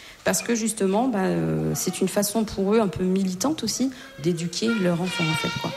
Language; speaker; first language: French; native; French